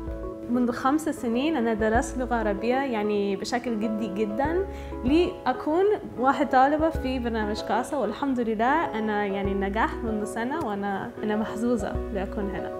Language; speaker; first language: Arabic; non-native, fluent; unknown